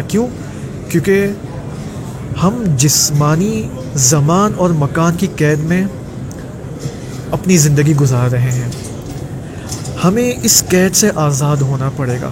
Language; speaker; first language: Urdu; native; Urdu